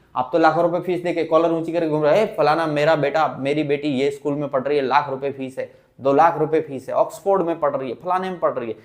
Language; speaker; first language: Hindi; native; Hindi